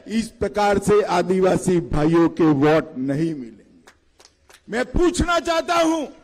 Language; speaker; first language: Hindi; native; Hindi